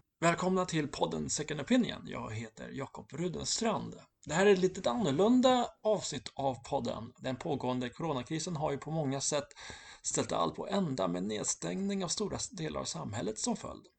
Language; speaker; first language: Swedish; native; Swedish